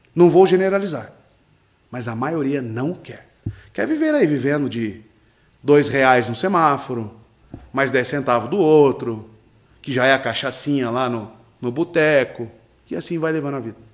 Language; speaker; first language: Portuguese; native; Portuguese